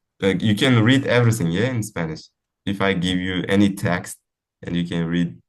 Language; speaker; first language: English; non-native, fluent; Uzbek